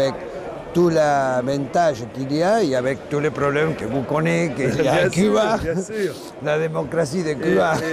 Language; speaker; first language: French; non-native, learner; Spanish